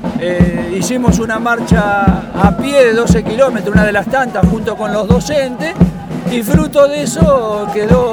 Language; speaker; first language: Spanish; native; Spanish